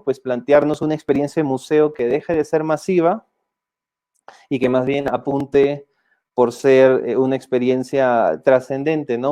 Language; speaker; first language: Spanish; native; Spanish